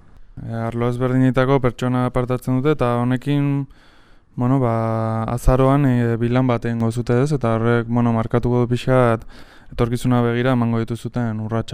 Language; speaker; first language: Basque; native; Basque